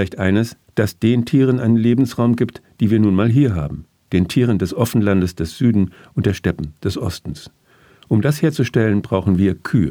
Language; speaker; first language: German; native; German